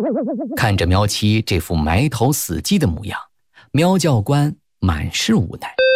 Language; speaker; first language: Chinese; native; Chinese